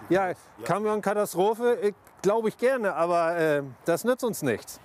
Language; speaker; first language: German; native; German